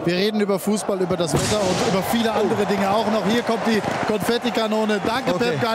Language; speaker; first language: German; native; German